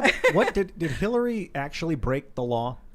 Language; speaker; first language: English; native; English